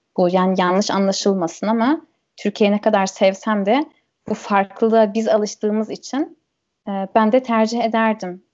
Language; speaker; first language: Turkish; early bilingual, heritage; Turkish